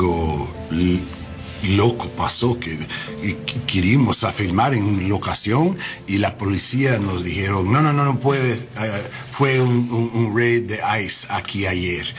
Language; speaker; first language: Spanish; non-native, learner; English